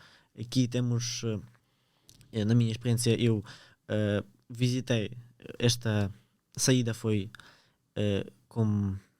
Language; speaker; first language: Portuguese; early bilingual, other home language; Ukrainian